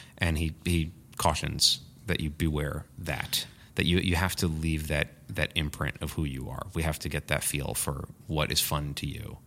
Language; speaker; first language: English; native; English